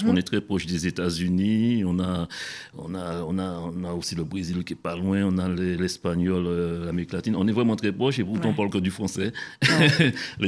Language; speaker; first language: French; native; French